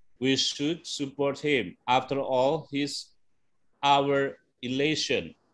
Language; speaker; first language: English; non-native, fluent; Indonesian